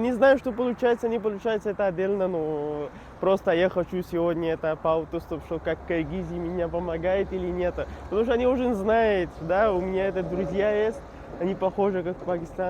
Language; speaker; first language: Russian; non-native, learner; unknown